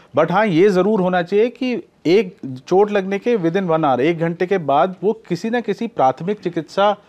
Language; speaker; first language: Hindi; native; Hindi